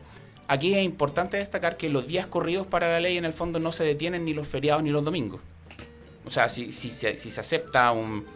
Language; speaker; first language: Spanish; native; Spanish